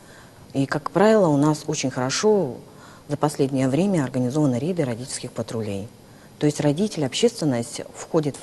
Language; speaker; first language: Russian; native; Russian